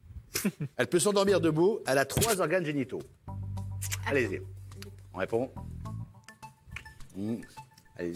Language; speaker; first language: French; native; French